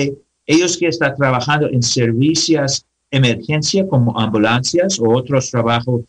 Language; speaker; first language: Spanish; non-native, learner; English